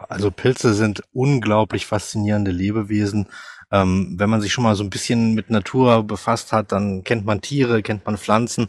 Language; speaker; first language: German; native; German